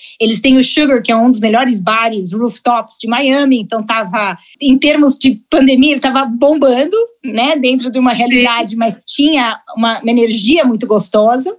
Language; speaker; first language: Portuguese; early bilingual, heritage; Portuguese